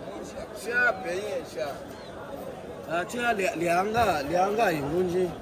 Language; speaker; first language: Chinese; non-native, learner; Swahili